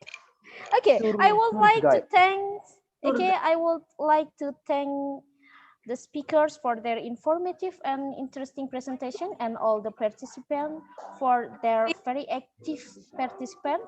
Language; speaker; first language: English; non-native, learner; Indonesian